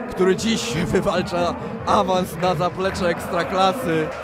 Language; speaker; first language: Polish; native; Polish